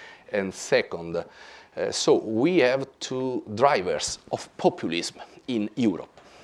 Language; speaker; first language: English; non-native, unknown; Italian